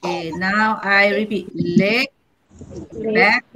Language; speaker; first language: English; non-native, learner; Malay